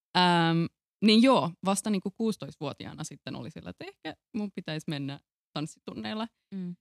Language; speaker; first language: Finnish; non-native, local second language; Swedish